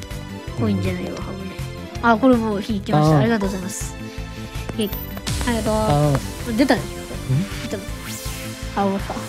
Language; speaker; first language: Japanese; native; Japanese